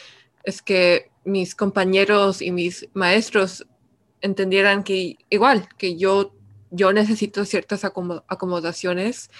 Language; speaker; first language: Spanish; early bilingual, heritage; Spanish